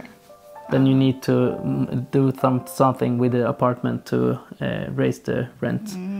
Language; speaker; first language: English; non-native, fluent; Swedish